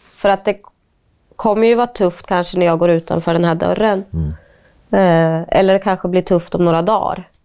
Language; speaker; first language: Swedish; native; Swedish